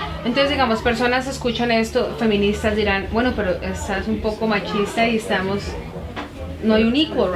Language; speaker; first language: Spanish; native; Spanish